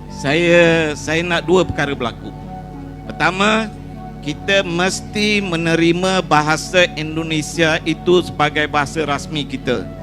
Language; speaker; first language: Malay; native; Malay